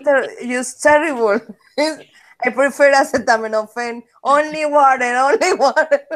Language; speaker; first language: English; non-native, learner; Spanish